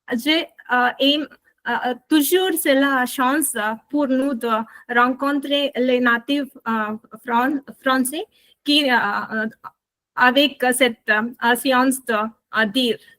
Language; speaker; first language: French; non-native, learner; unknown